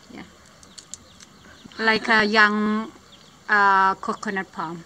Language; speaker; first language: English; non-native, learner; Thai